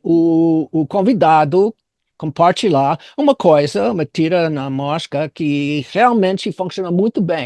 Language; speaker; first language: Portuguese; non-native, fluent; English